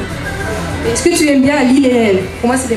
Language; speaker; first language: French; native; French